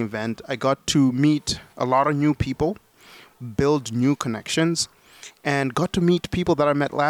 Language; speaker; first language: English; non-native, local second language; Shona